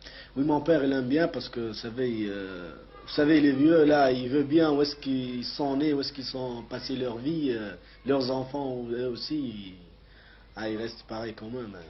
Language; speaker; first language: French; non-native, learner; Arabic